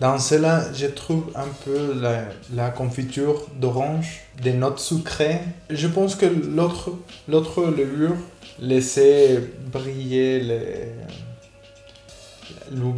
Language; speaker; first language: French; non-native, fluent; Spanish